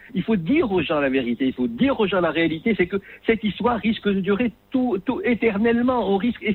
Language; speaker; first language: French; non-native, local second language; Arabic